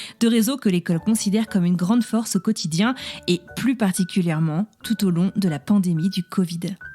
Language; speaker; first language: French; native; French